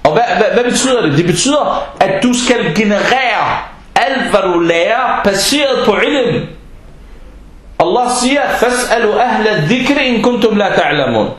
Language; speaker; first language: Danish; non-native, fluent; Arabic